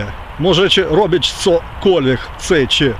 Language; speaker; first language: Polish; early bilingual, heritage; Ukrainian